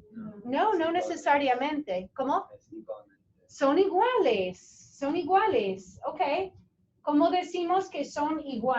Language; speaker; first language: Spanish; non-native, fluent; English